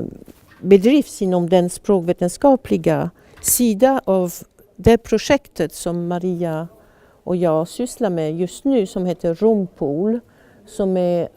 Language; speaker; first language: Swedish; non-native, fluent; French